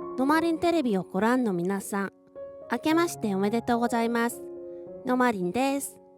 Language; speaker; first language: Japanese; non-native, fluent; Korean